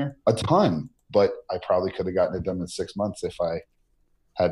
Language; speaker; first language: English; native; English